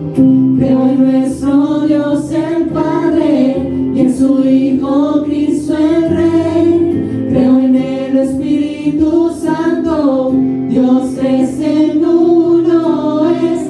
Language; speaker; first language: Spanish; native; Spanish